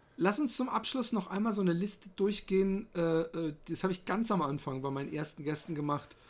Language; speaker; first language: German; native; German